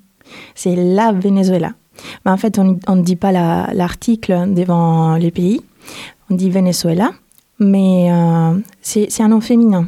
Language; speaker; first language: French; non-native, fluent; Spanish